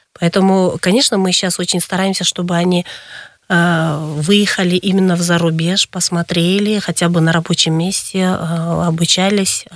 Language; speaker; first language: Russian; non-native, local second language; Kyrgyz